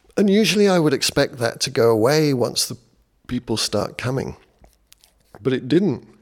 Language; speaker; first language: English; native; English